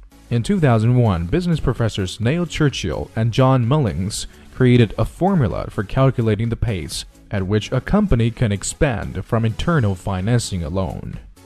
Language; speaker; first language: English; non-native, fluent; Chinese